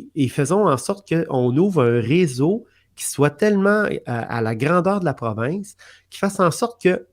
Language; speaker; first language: French; native; French